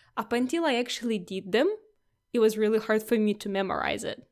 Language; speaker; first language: English; non-native, fluent; Russian